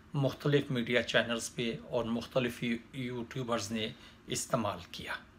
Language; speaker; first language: Urdu; native; Urdu